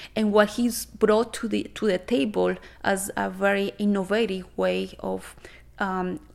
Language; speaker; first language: English; non-native, fluent; Spanish